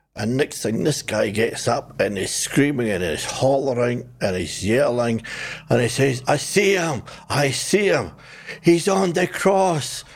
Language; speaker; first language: English; native; English